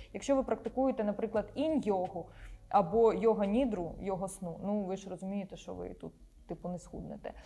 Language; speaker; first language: Ukrainian; non-native, local second language; Russian